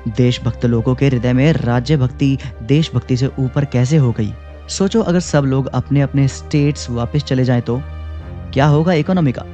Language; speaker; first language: Hindi; native; Hindi